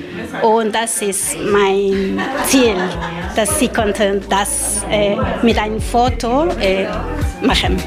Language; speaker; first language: German; non-native, learner; Spanish